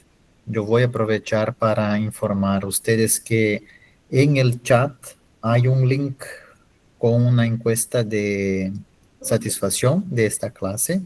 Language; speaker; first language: Spanish; non-native, fluent; Portuguese